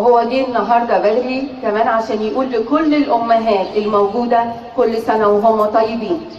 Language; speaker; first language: Arabic; native; Arabic